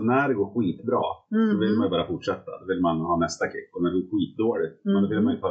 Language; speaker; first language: Swedish; native; Swedish